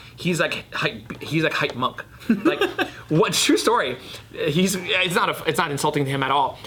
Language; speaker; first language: English; native; English